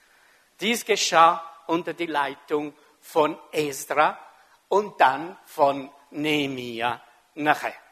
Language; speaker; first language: German; non-native, local second language; French